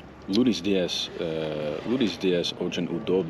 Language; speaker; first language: Russian; non-native, learner; English